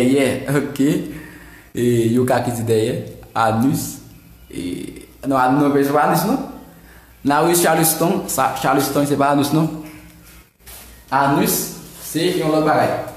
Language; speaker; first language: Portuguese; non-native, learner; Haitian Creole